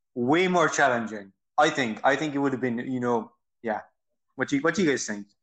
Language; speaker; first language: English; native; English